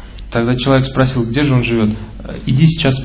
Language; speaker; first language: Russian; native; Russian